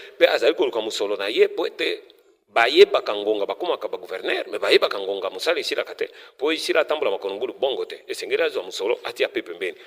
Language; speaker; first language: Lingala; native; Lingala